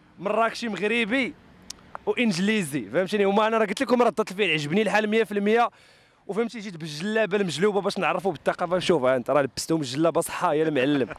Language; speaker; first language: Arabic; native; Arabic